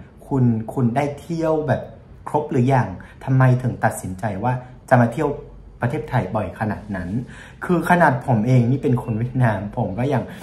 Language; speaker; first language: Thai; non-native, fluent; Vietnamese